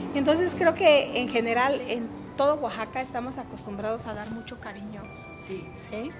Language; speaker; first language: Spanish; native; Spanish